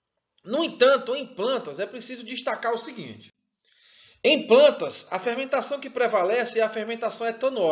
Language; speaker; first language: Portuguese; native; Portuguese